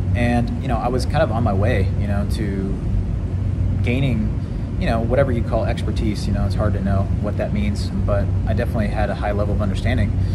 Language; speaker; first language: English; native; English